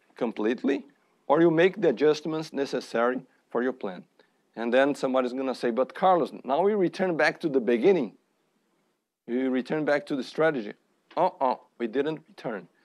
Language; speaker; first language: English; non-native, fluent; Portuguese